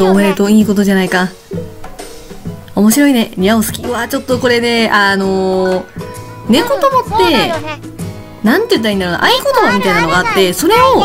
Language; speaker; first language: Japanese; native; Japanese